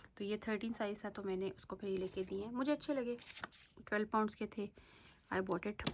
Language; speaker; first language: Urdu; native; Urdu